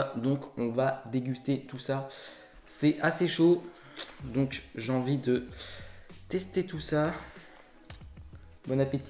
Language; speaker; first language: French; native; French